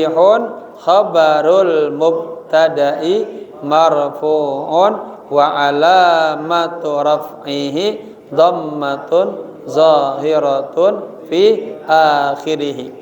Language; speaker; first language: Arabic; non-native, fluent; Indonesian